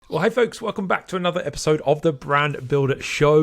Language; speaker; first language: English; native; English